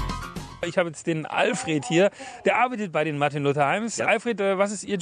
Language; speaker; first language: German; native; German